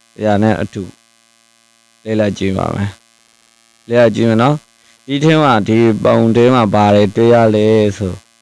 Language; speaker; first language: Burmese; non-native, local second language; Rohingya